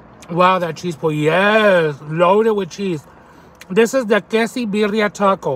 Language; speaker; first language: English; early bilingual, other home language; Spanish